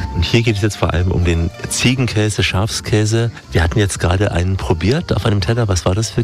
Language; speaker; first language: German; native; German